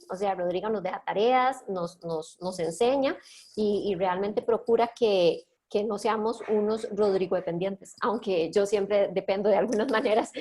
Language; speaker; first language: Spanish; native; Spanish